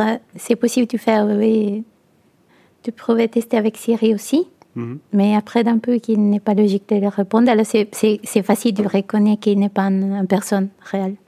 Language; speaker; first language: French; non-native, learner; Italian